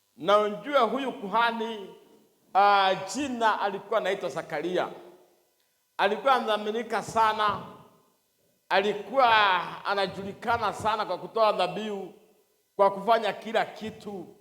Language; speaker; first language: Swahili; non-native, local second language; Kikuyu